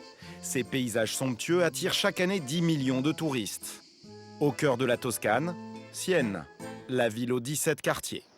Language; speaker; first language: French; native; French